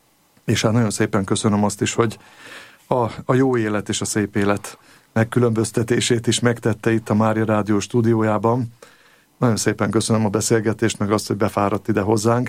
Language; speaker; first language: Hungarian; native; Hungarian